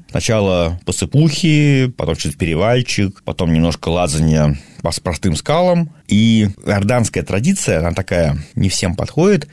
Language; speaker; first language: Russian; native; Russian